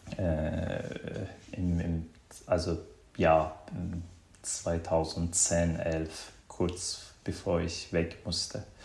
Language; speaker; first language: German; non-native, fluent; Azerbaijani